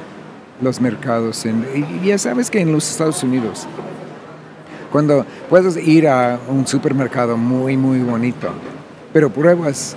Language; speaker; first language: Spanish; non-native, fluent; English